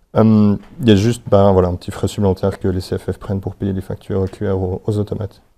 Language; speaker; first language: French; native; French